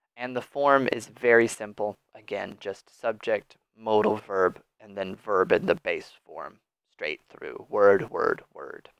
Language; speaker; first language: English; native; English